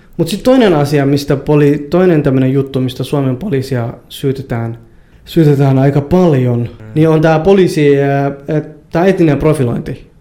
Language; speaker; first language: Finnish; early bilingual, other home language; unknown